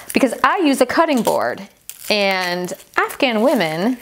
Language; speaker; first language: English; non-native, fluent; Persian